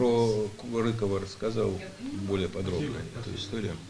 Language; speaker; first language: Russian; native; Russian